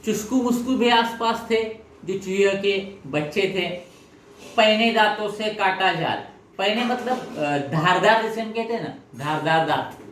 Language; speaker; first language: Hindi; non-native, local second language; Marathi